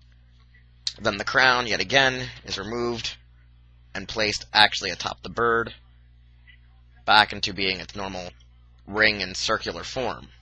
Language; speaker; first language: English; native; English